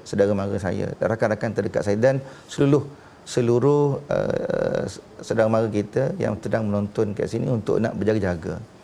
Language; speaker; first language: Malay; native; Malay